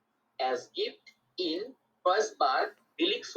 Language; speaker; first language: German; non-native, learner; Bangla